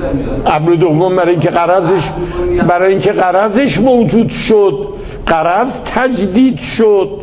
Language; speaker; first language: Persian; native; Persian